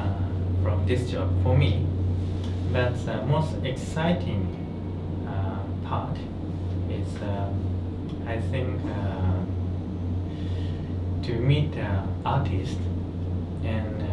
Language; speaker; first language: English; non-native, learner; Japanese